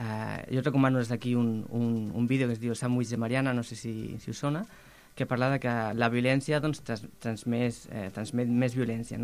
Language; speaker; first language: Catalan; native; Catalan